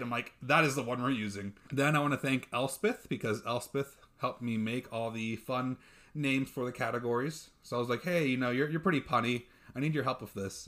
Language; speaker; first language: English; native; English